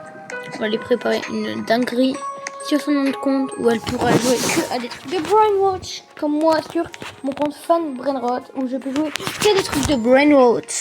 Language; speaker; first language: French; native; French